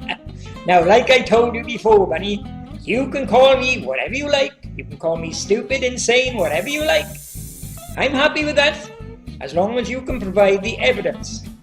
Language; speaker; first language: English; native; English